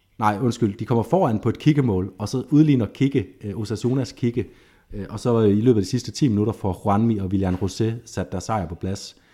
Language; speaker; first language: Danish; native; Danish